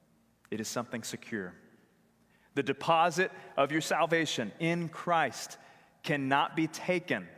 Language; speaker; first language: English; native; English